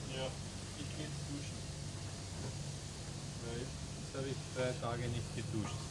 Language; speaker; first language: German; native; German